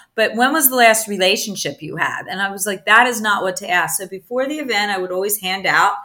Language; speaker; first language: English; early bilingual, other home language; Italian